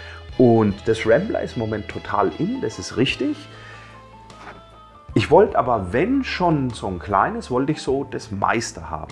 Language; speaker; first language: German; native; German